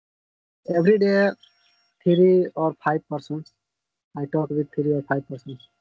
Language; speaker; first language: English; non-native, learner; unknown